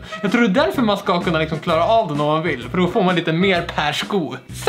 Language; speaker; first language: Swedish; native; Swedish